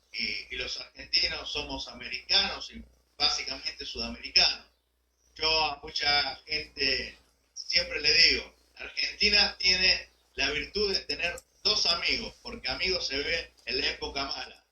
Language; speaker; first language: Spanish; native; Spanish